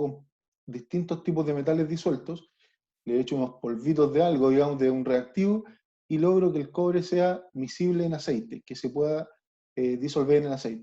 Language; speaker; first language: Spanish; native; Spanish